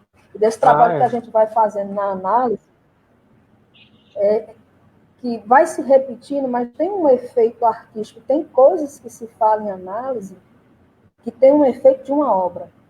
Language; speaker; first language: Portuguese; native; Portuguese